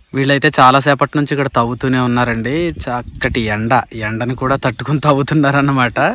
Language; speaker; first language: Telugu; native; Telugu